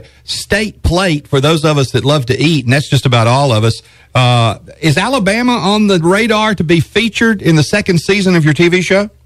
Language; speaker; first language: English; native; English